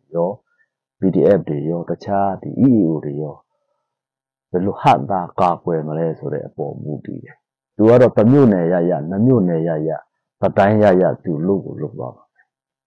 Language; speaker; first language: Burmese; non-native, local second language; Shwe Palaung